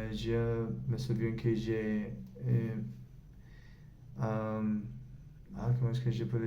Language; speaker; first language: French; non-native, learner; Spanish